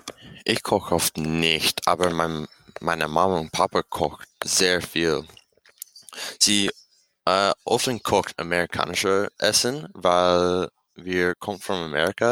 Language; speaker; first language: German; non-native, learner; English